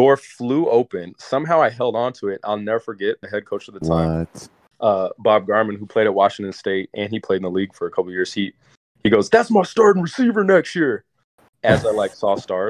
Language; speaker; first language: English; native; English